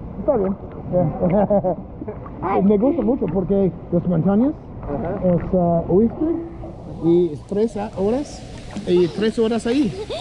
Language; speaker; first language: Spanish; non-native, learner; English